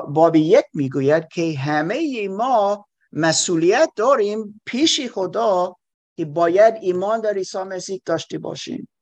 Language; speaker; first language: Persian; non-native, fluent; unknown